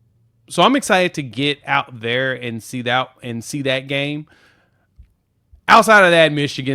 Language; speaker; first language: English; native; English